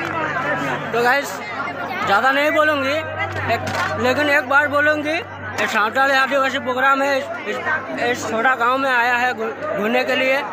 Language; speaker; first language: Hindi; non-native, local second language; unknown